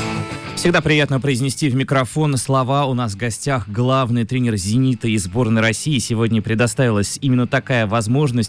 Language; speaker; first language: Russian; native; Russian